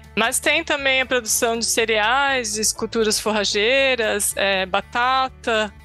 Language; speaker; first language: Portuguese; native; Portuguese